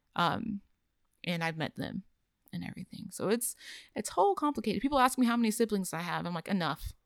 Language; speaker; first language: English; native; English